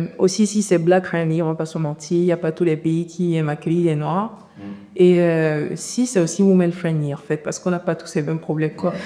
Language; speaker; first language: French; native; French